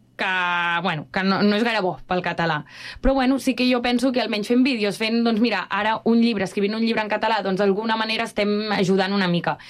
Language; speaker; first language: Catalan; native; Catalan